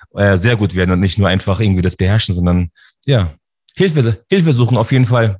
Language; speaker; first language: German; native; German